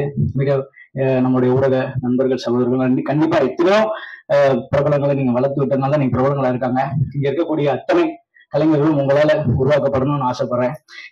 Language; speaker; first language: Tamil; native; Tamil